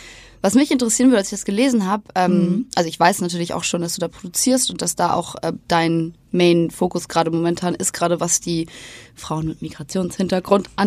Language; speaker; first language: German; native; German